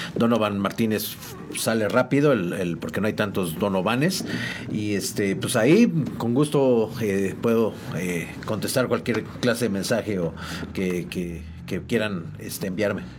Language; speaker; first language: Spanish; native; Spanish